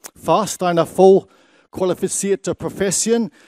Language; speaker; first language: German; non-native, fluent; English